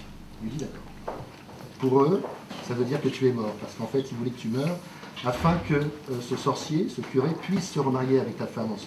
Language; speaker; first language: French; native; French